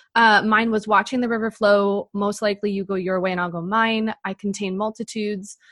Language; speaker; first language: English; native; English